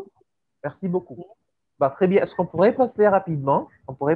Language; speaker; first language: French; native; French